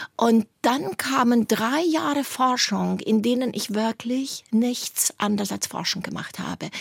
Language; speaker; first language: German; native; German